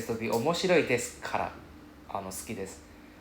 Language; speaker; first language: Japanese; non-native, fluent; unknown